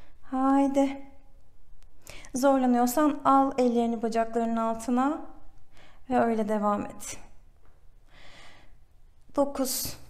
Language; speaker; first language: Turkish; native; Turkish